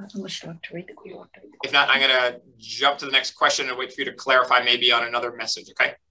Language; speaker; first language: English; native; English